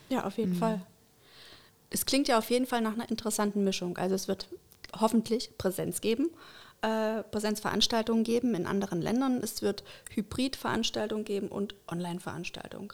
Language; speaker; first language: German; native; German